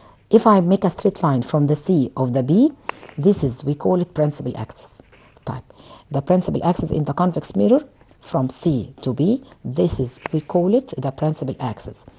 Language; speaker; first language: English; non-native, fluent; Arabic